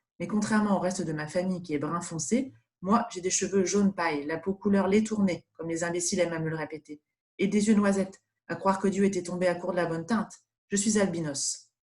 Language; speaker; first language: French; native; French